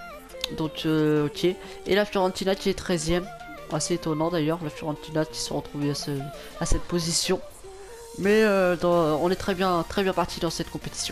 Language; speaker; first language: French; native; French